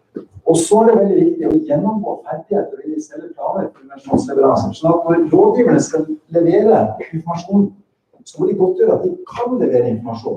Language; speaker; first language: Norwegian; native; Norwegian